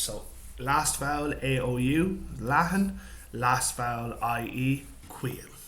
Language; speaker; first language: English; native; English